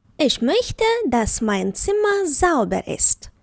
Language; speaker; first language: German; non-native, fluent; Ukrainian